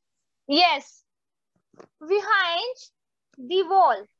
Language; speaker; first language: English; non-native, local second language; Hindi